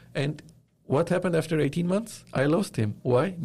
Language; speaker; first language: English; non-native, fluent; Arabic